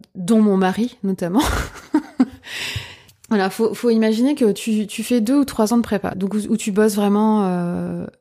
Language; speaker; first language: French; native; French